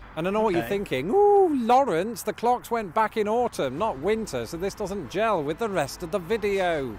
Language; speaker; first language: English; native; English